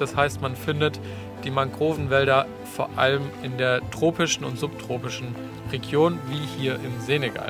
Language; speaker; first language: German; native; German